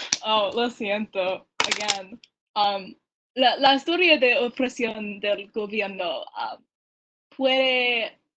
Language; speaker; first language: Spanish; non-native, learner; English